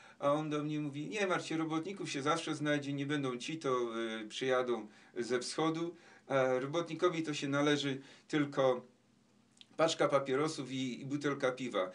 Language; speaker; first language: Polish; native; Polish